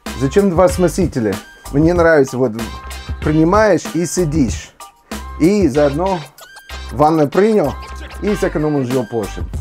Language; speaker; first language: Russian; non-native, fluent; English